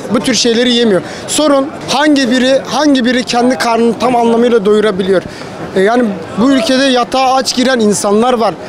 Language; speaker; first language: Turkish; native; Turkish